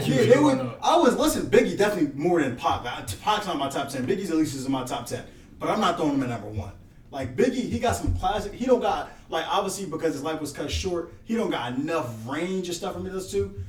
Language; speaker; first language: English; native; English